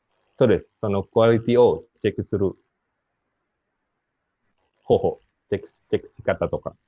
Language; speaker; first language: Japanese; non-native, fluent; Indonesian